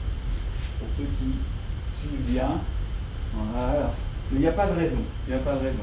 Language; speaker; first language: French; native; French